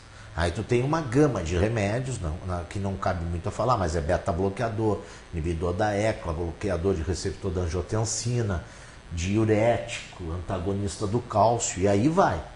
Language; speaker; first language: Portuguese; native; Portuguese